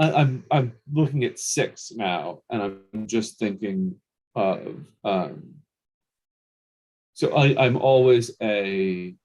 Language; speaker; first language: English; native; English